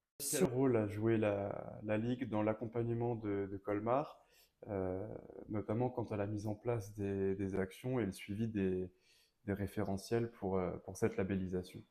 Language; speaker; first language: French; native; French